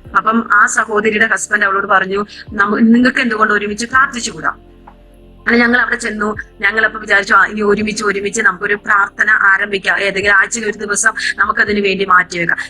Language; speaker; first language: Malayalam; native; Malayalam